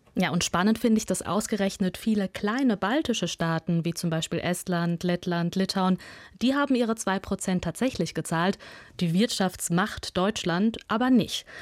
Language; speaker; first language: German; early bilingual, other home language; Russian